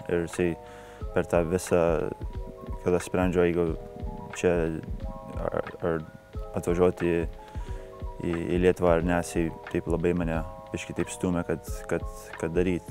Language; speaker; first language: Lithuanian; early bilingual, heritage; Lithuanian